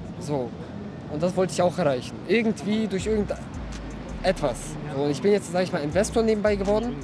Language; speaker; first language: German; early bilingual, other home language; Russian